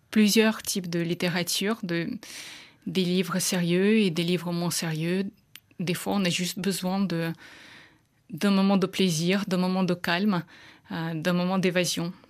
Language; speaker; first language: French; non-native, fluent; Russian